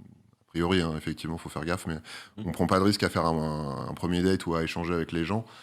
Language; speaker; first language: French; native; French